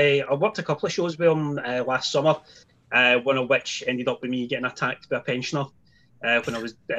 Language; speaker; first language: English; native; English